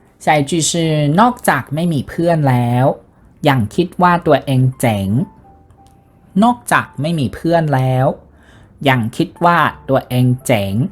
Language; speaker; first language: Thai; non-native, fluent; Chinese